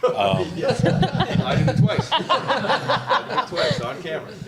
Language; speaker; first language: English; native; English